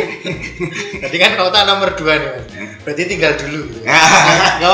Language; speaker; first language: Indonesian; non-native, local second language; Javanese